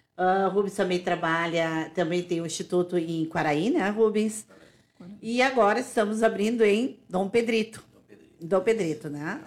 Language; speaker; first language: Portuguese; native; Portuguese